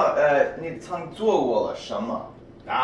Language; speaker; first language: Chinese; non-native, learner; English